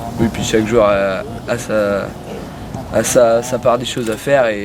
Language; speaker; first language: French; native; French